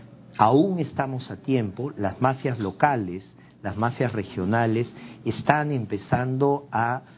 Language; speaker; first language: Spanish; native; Spanish